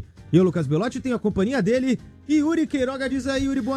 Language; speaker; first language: Portuguese; native; Portuguese